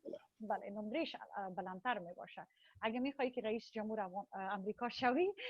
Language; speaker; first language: Persian; early bilingual, heritage; Persian